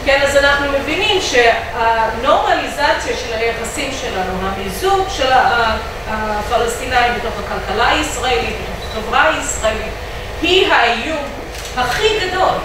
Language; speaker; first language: Hebrew; non-native, fluent; English